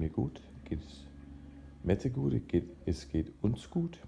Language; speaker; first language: German; non-native, fluent; Danish